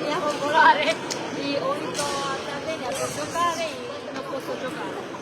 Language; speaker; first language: Italian; non-native, learner; Romanian